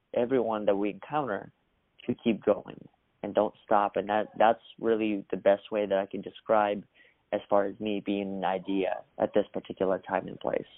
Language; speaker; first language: English; early bilingual, other home language; Russian